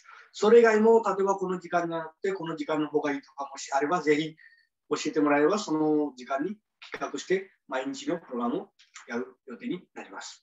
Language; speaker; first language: Japanese; non-native, learner; Hindi